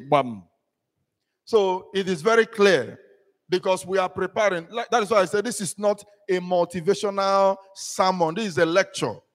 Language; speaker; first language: English; non-native, local second language; Igbo